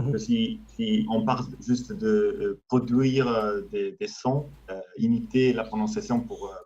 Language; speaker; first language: French; non-native, fluent; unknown